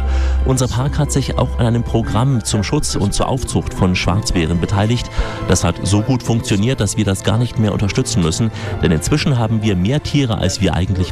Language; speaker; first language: German; native; German